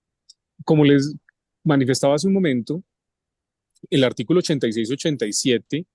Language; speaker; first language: Spanish; native; Spanish